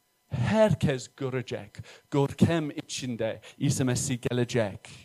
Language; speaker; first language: Turkish; non-native, fluent; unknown